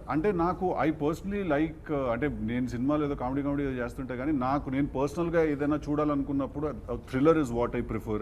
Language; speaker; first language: Telugu; native; Telugu